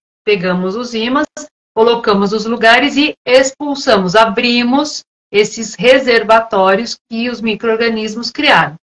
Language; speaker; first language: Portuguese; native; Portuguese